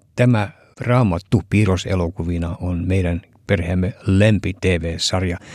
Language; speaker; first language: Finnish; early bilingual, heritage; Finnish